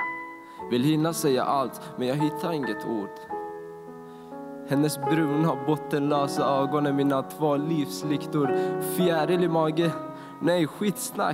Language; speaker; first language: Swedish; non-native, fluent; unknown